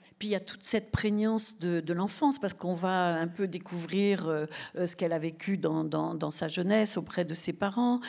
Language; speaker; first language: French; native; French